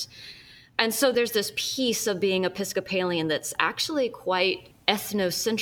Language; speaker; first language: English; native; English